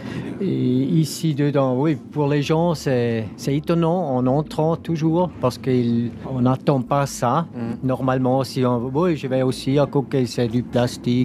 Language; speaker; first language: French; non-native, local second language; German